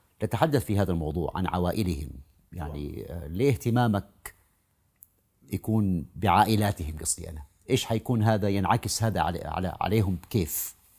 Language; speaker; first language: Arabic; native; Arabic